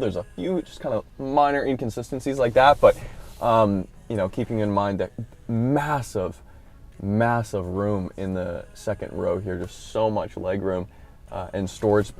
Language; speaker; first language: English; native; English